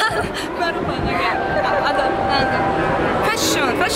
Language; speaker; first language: Japanese; non-native, learner; Russian